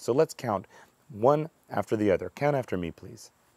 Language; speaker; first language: English; native; English